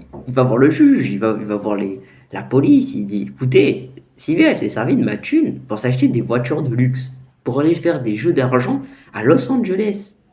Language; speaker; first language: French; native; French